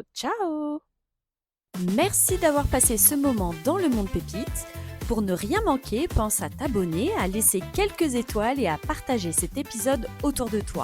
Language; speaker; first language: French; native; French